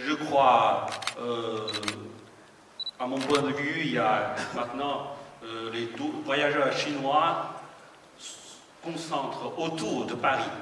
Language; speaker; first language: French; non-native, fluent; Chinese